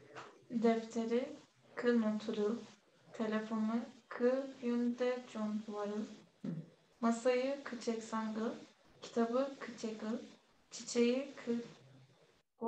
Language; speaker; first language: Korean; non-native, learner; Turkish